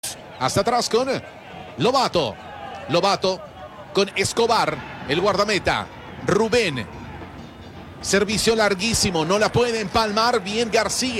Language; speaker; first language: Spanish; native; Spanish